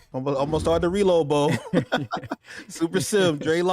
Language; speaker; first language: English; native; English